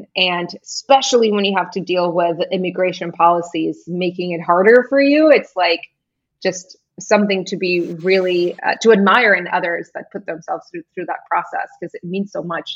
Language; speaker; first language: English; non-native, fluent; Spanish